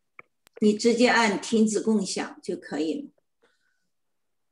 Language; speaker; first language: Chinese; native; Chinese